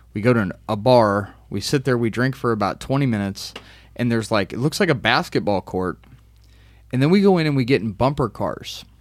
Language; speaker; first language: English; early bilingual, other home language; Romanian